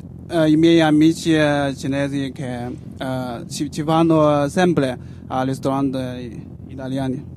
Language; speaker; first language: Italian; non-native, learner; Chinese